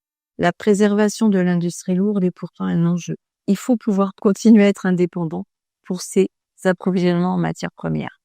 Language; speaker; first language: French; native; French